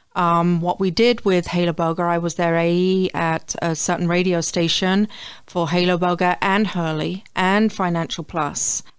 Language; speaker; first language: English; native; English